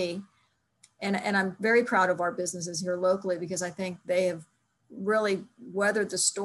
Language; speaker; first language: English; native; English